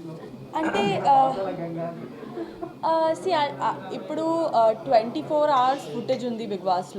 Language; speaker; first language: Telugu; non-native, learner; Gujarati